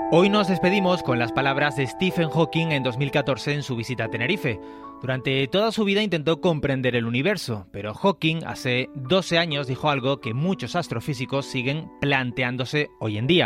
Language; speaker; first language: Spanish; native; Spanish